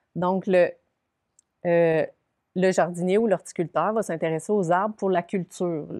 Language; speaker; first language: French; native; French